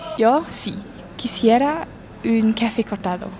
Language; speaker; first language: Spanish; non-native, fluent; English